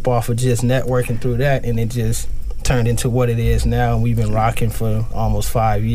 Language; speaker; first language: English; native; English